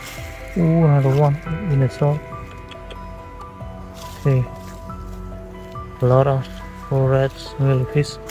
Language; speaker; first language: English; non-native, learner; Khmer